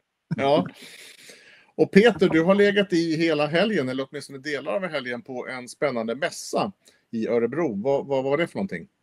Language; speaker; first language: Swedish; native; Swedish